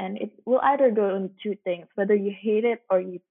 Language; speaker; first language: English; non-native, local second language; Cantonese